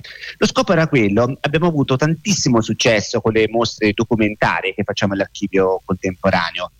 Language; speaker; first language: Italian; native; Italian